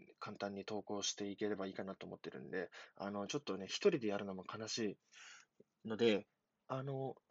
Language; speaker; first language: Japanese; native; Japanese